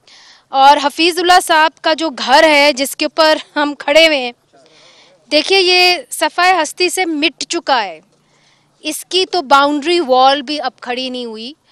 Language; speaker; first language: Urdu; native; Urdu